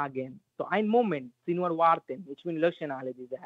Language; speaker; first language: German; non-native, learner; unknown